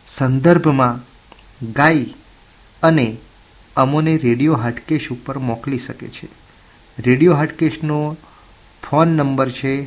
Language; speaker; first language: Gujarati; native; Gujarati